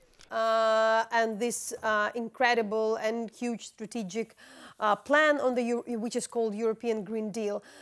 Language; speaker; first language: English; non-native, fluent; Ukrainian